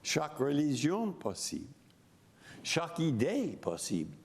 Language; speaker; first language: French; non-native, fluent; English